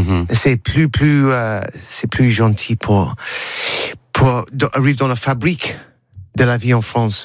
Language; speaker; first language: French; non-native, learner; English